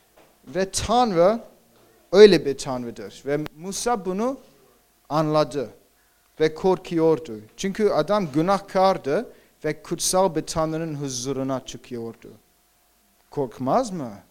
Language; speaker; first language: Turkish; non-native, fluent; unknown